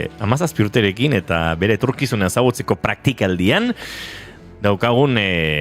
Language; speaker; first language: Basque; native; Basque